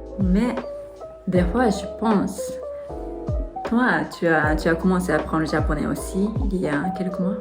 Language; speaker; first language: French; non-native, fluent; Japanese